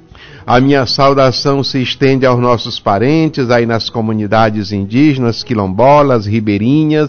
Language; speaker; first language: Portuguese; native; Portuguese